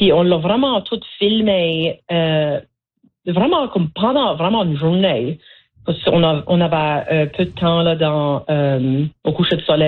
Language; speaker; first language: French; native; French